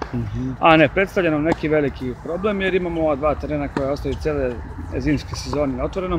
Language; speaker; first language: Serbian; native; Serbian